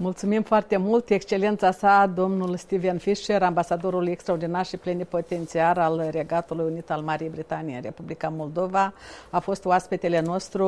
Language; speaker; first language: Romanian; native; Romanian